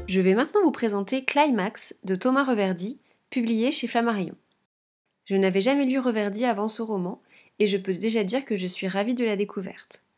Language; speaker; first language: French; native; French